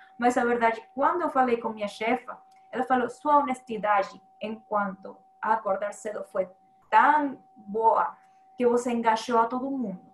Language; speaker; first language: Portuguese; non-native, fluent; Spanish